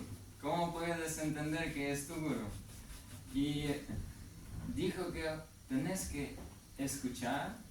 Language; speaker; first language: Spanish; non-native, learner; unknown